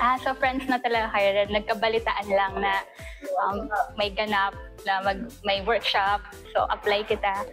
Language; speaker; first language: Filipino; non-native, local second language; Masbatenyo